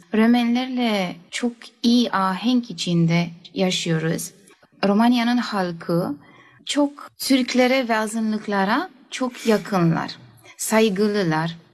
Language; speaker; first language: Turkish; early bilingual, heritage; Turkish